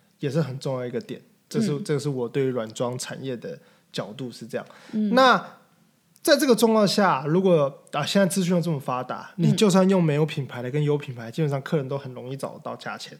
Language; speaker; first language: Chinese; native; Chinese